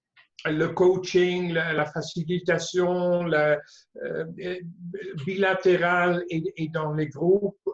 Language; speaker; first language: French; non-native, fluent; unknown